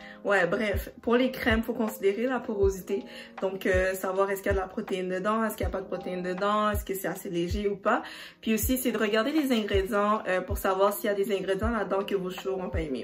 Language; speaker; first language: French; native; French